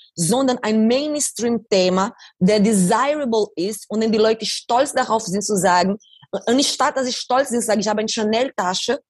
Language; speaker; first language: German; non-native, fluent; Portuguese